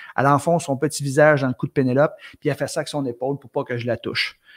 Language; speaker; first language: French; native; French